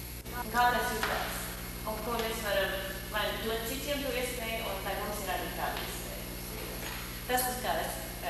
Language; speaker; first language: Latvian; early bilingual, heritage; Latvian